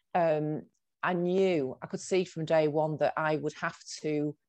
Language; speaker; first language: English; native; English